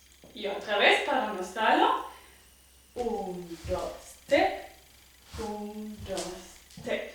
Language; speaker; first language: Spanish; non-native, fluent; German